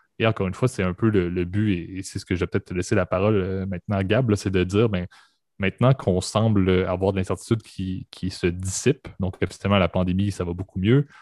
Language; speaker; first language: French; native; French